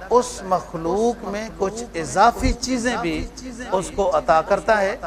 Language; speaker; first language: Urdu; non-native, local second language; Punjabi